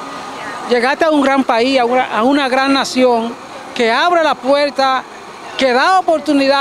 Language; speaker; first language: Spanish; native; Spanish